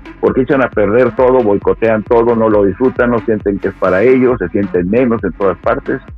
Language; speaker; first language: Spanish; native; Spanish